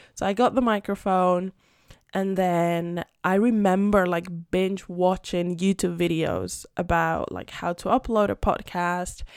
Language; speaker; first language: English; non-native, fluent; Spanish